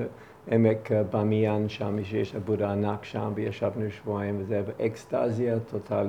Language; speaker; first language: Hebrew; non-native, fluent; English